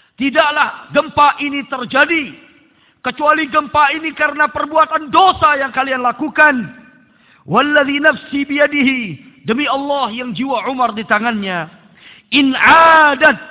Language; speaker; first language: Indonesian; non-native, local second language; Sasak